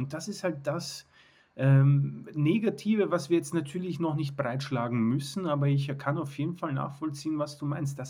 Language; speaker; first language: German; native; German